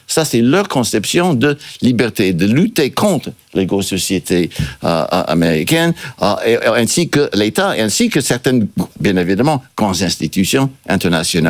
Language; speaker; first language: French; non-native, fluent; English